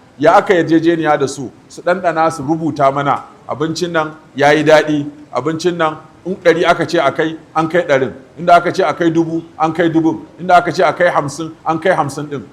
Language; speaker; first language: Hausa; native; Hausa